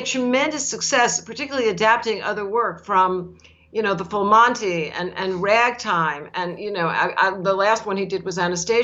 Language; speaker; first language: English; native; English